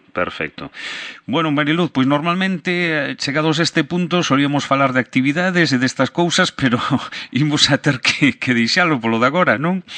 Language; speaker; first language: Galician; non-native, local second language; Spanish